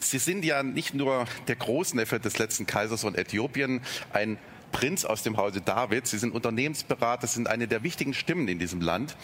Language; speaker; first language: German; native; German